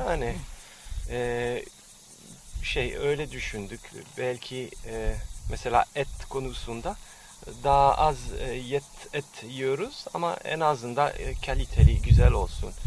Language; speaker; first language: Turkish; non-native, fluent; French